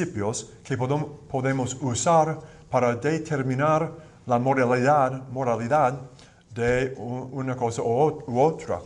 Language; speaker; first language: Spanish; non-native, fluent; English